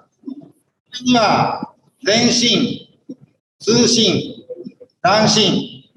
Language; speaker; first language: Japanese; native; Japanese